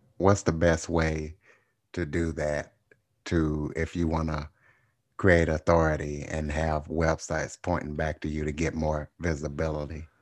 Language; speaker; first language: English; native; English